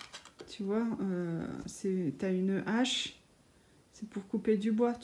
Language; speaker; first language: French; native; French